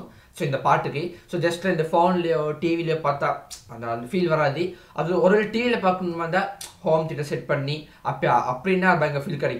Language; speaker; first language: Tamil; early bilingual, heritage; Tamil